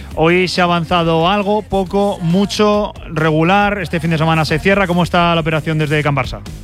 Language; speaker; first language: Spanish; native; Spanish